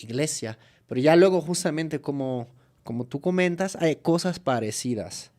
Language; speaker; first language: Spanish; non-native, fluent; German